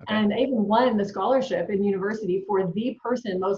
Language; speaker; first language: English; native; English